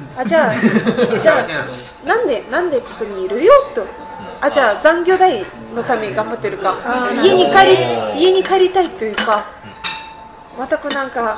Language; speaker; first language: Japanese; non-native, fluent; Russian